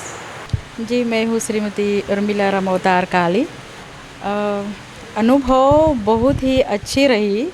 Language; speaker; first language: Hindi; non-native, learner; Caribbean Hindustani